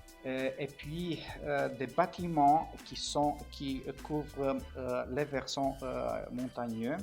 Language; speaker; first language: French; non-native, fluent; Romanian